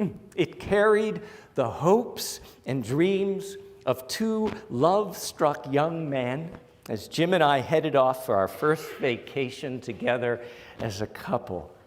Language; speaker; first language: English; native; English